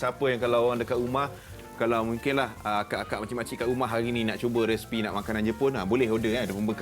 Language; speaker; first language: Malay; native; Malay